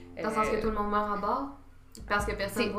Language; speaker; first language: French; native; French